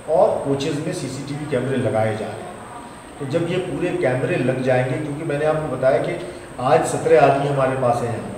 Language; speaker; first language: Hindi; native; Hindi